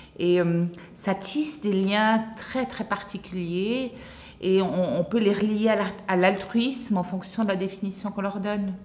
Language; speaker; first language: French; native; French